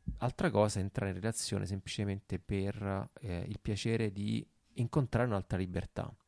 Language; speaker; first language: Italian; native; Italian